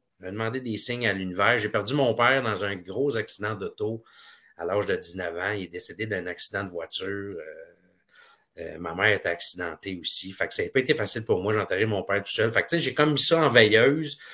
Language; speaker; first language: French; native; French